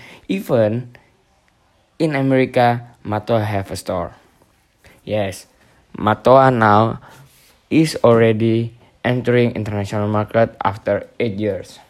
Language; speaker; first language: English; non-native, learner; Indonesian